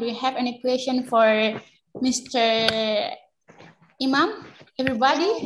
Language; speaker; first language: English; non-native, learner; Indonesian